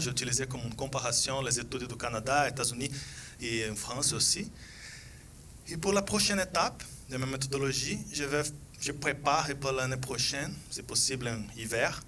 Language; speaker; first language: French; non-native, fluent; Portuguese